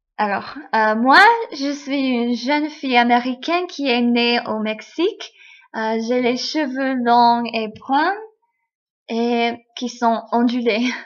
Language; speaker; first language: French; non-native, learner; English